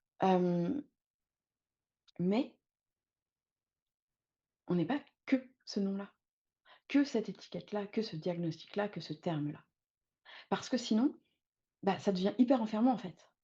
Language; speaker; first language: French; native; French